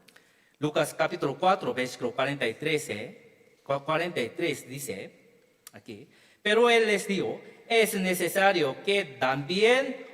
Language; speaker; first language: Spanish; non-native, learner; Korean